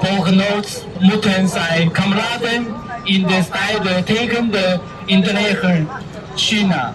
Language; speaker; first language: Dutch; non-native, learner; Cantonese